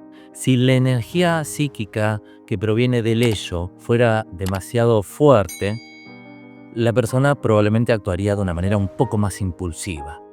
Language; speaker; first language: Spanish; native; Spanish